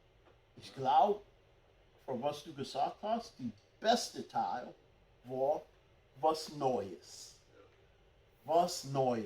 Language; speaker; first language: German; non-native, fluent; English